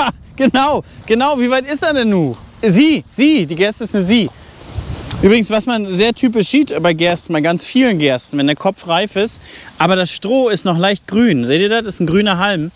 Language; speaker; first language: German; native; German